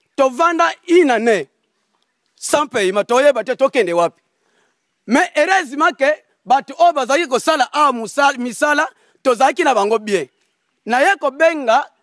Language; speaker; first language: Lingala; non-native, local second language; Kongo